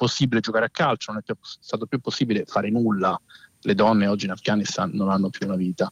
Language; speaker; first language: Italian; native; Italian